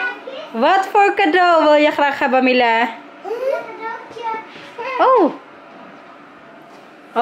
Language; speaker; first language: Dutch; non-native, learner; Filipino